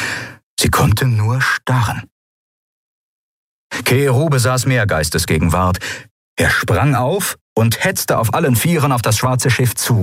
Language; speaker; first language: German; native; German